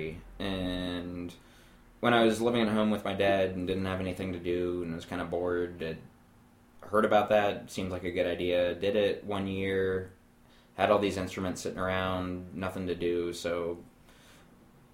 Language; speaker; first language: English; native; English